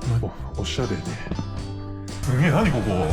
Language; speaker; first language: Japanese; native; Japanese